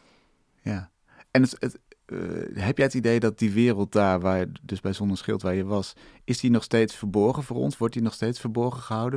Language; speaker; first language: Dutch; native; Dutch